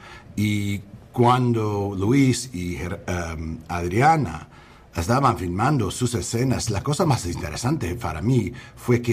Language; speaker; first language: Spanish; non-native, fluent; English